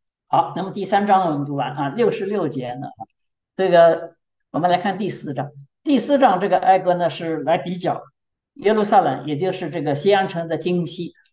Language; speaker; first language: Chinese; native; Chinese